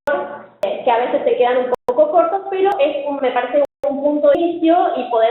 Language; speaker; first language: Spanish; native; Spanish